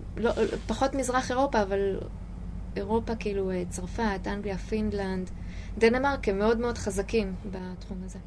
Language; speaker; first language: Hebrew; native; Hebrew